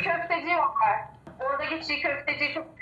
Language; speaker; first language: Turkish; non-native, learner; Korean